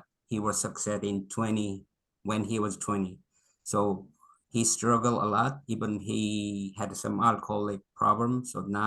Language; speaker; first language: English; non-native, local second language; Korean